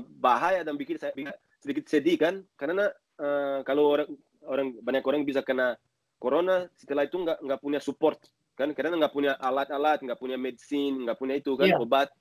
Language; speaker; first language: Indonesian; non-native, learner; Portuguese